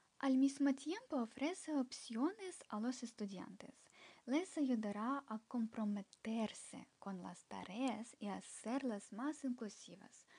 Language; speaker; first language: Spanish; non-native, fluent; Ukrainian